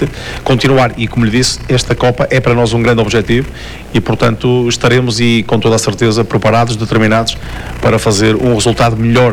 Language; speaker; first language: Portuguese; native; Portuguese